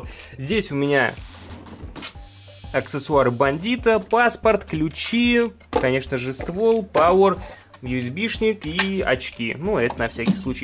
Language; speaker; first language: Russian; native; Russian